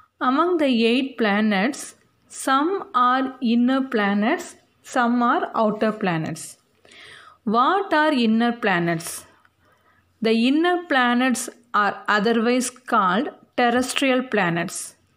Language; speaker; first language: English; non-native, local second language; Tamil